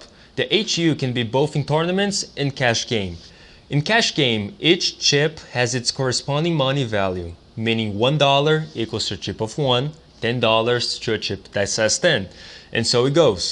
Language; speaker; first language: English; non-native, fluent; Portuguese